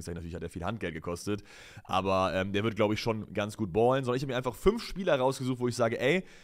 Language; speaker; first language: German; native; German